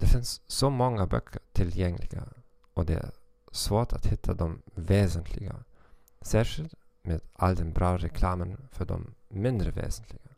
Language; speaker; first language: Swedish; non-native, fluent; German